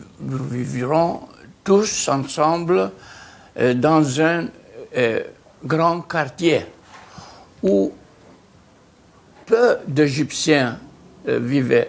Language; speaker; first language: French; non-native, fluent; Greek